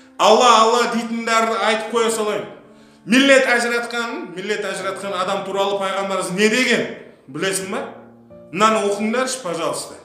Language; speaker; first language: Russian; non-native, local second language; Uzbek